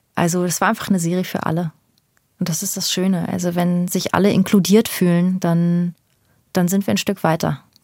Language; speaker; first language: German; early bilingual, other home language; Persian